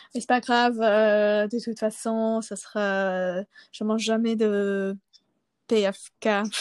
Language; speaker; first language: French; non-native, local second language; English